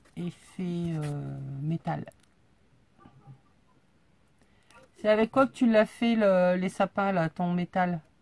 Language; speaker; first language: French; native; French